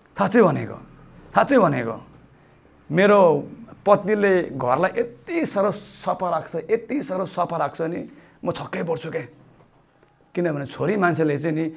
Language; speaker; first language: Nepali; non-native, local second language; Eastern Tamang